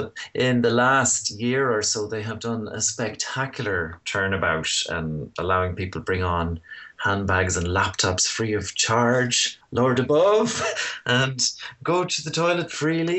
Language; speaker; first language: English; native; English